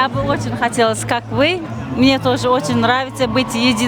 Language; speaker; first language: Russian; non-native, learner; Turkmen